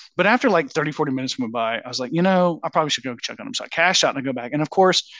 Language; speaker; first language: English; native; English